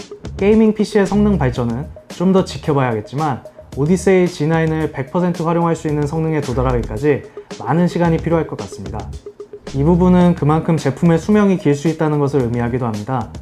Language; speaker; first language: Korean; native; Korean